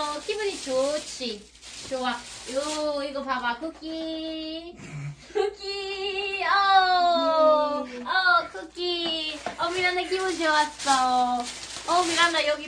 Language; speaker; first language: Korean; non-native, learner; Swedish